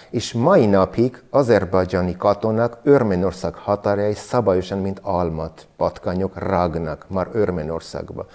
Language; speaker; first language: Hungarian; non-native, learner; Armenian